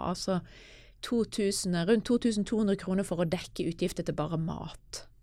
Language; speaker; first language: Norwegian; native; Norwegian